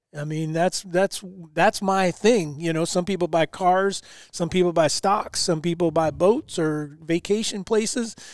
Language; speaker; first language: English; native; English